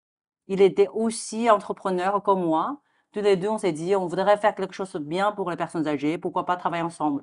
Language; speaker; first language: French; non-native, fluent; Chinese